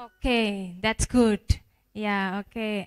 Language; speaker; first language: English; non-native, fluent; Indonesian